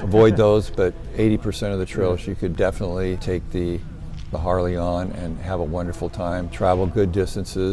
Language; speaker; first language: English; native; English